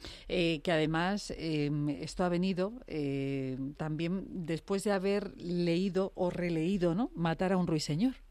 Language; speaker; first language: Spanish; native; Spanish